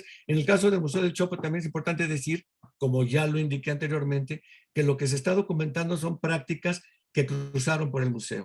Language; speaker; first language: Spanish; native; Spanish